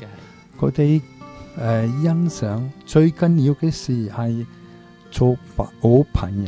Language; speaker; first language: Cantonese; non-native, fluent; Italian